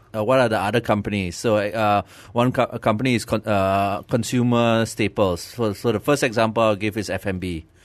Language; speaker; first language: English; non-native, local second language; Tamil